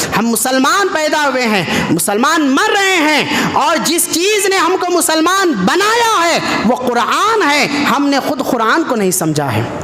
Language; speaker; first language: Urdu; native; Urdu